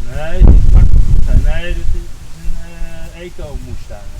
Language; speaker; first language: Dutch; native; Dutch